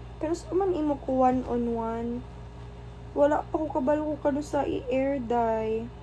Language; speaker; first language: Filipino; non-native, local second language; Cebuano